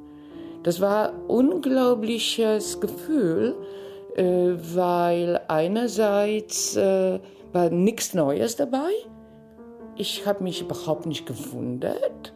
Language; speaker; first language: German; non-native, fluent; Polish